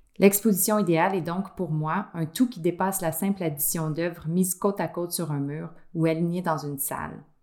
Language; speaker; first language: French; native; French